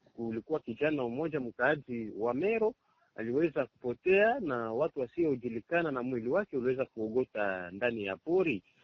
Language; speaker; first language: Swahili; native; Swahili